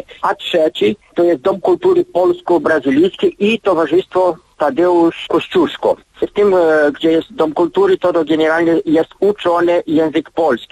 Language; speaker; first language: Polish; early bilingual, heritage; Polish